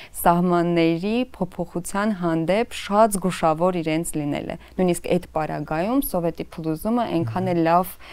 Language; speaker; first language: Armenian; native; Armenian